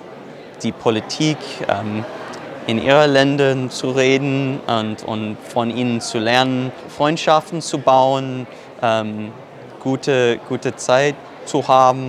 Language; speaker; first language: German; non-native, fluent; English